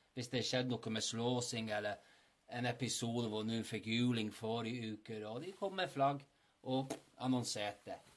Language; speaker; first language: Norwegian; non-native, fluent; English